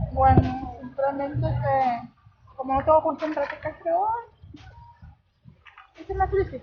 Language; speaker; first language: Spanish; non-native, learner; Haitian Creole